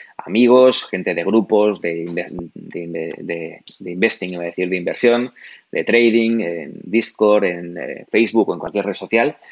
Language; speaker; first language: Spanish; native; Spanish